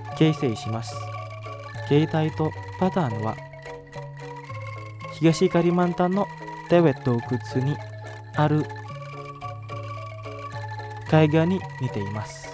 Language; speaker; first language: Japanese; non-native, fluent; Indonesian